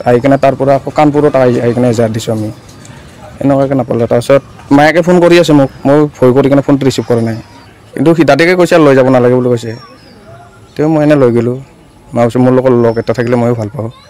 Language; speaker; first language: Assamese; non-native, local second language; Bodo